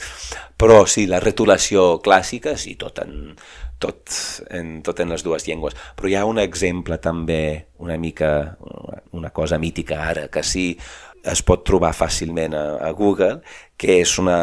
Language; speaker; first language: Catalan; non-native, fluent; English